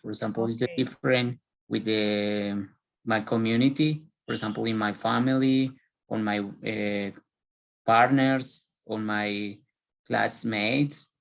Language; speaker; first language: English; non-native, learner; Spanish